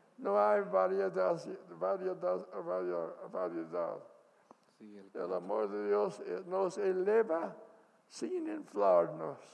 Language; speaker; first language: Spanish; non-native, fluent; English